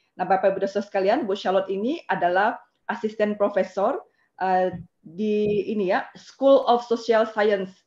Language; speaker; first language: Indonesian; native; Indonesian